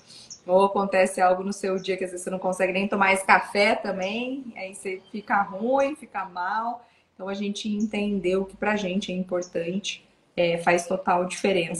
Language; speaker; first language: Portuguese; native; Portuguese